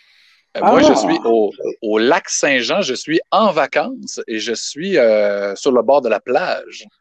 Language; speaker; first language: French; native; French